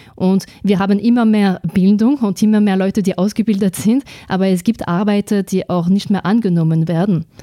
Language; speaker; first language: German; non-native, fluent; French